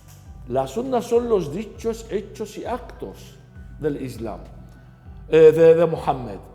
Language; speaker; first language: Spanish; non-native, fluent; Arabic